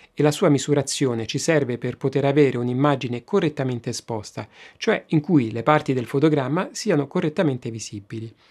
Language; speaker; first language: Italian; native; Italian